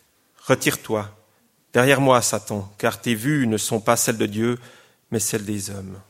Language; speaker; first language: French; native; French